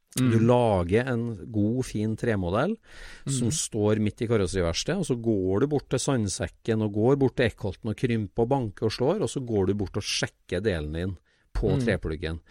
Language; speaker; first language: Norwegian; native; Norwegian